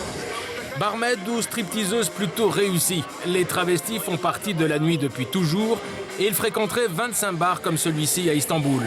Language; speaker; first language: French; native; French